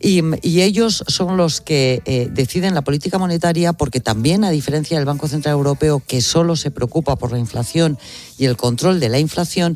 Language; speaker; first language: Spanish; native; Spanish